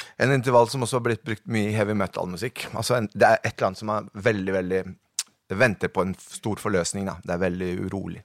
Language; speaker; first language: Norwegian; early bilingual, other home language; Spanish